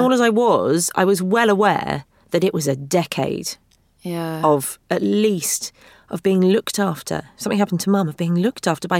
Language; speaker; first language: English; native; English